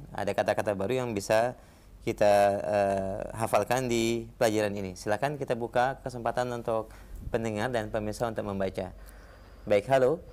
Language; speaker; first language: Indonesian; native; Indonesian